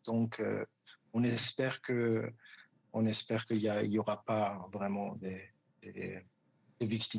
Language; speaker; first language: French; non-native, fluent; Persian